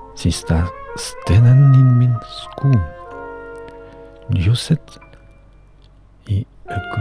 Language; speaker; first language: Swedish; non-native, learner; French